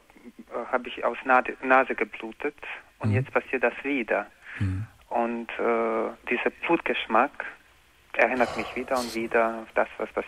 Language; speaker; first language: German; non-native, learner; Croatian